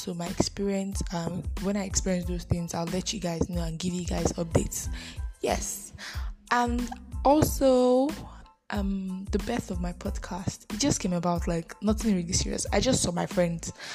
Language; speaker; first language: English; non-native, local second language; Bini